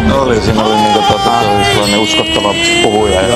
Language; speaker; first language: Finnish; native; Finnish